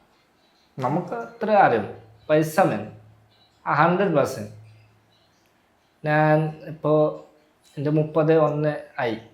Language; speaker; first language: Malayalam; non-native, learner; Bangla